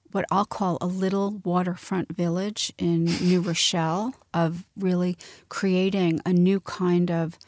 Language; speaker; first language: English; native; English